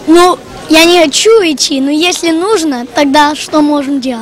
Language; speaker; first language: Russian; early bilingual, heritage; Russian